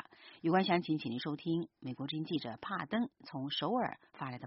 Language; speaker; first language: Chinese; native; Chinese